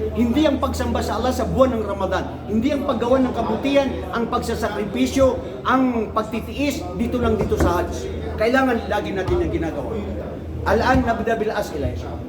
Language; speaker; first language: Filipino; non-native, local second language; Maranao